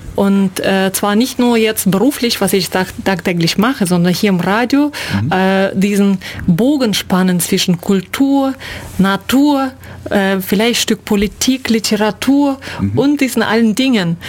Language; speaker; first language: German; non-native, fluent; Russian